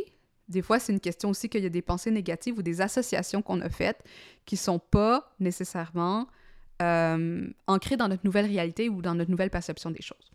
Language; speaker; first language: French; native; French